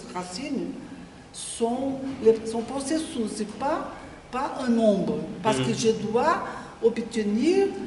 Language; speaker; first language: French; non-native, learner; Portuguese